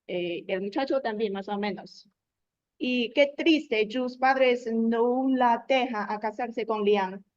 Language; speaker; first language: Spanish; non-native, learner; Chinese